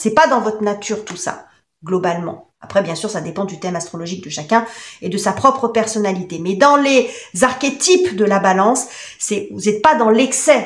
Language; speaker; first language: French; native; French